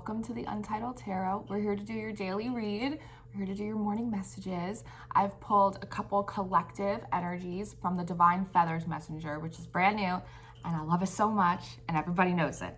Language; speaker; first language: English; native; English